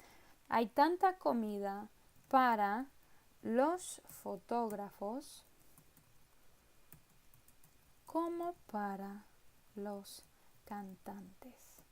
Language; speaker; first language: Spanish; non-native, fluent; English